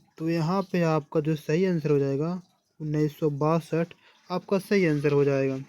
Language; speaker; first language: Hindi; native; Hindi